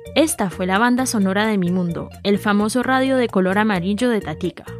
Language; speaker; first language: Spanish; early bilingual, heritage; Spanish